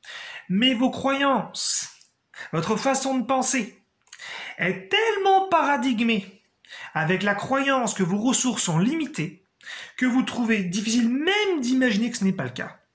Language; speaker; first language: French; native; French